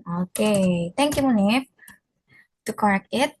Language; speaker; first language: English; non-native, fluent; Indonesian